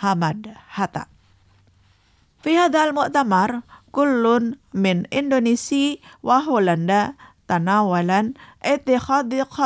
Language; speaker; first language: Arabic; non-native, fluent; Indonesian